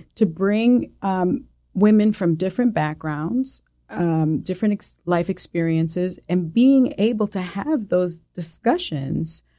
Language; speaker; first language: English; early bilingual, other home language; Spanish